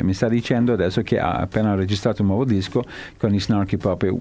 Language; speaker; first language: Italian; non-native, fluent; English